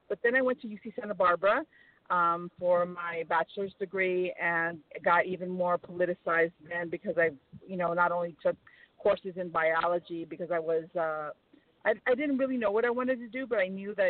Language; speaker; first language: English; native; English